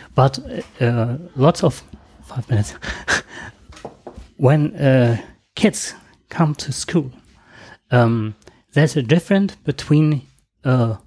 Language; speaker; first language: English; non-native, learner; German